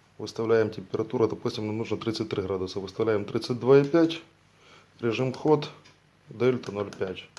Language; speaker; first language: Russian; native; Russian